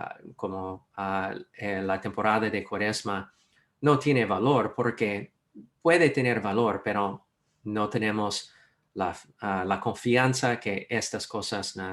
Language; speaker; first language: Spanish; non-native, fluent; English